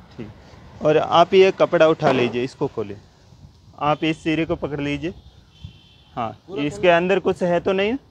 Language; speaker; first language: Hindi; native; Hindi